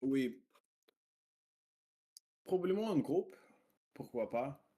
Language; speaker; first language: French; non-native, learner; Russian